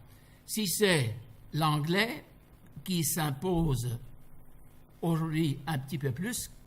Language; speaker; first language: French; non-native, fluent; German